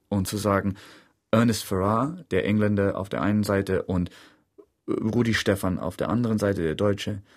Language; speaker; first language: German; non-native, fluent; English